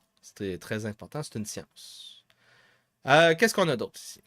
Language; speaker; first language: French; native; French